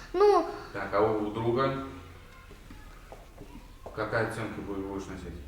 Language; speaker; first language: Russian; native; Russian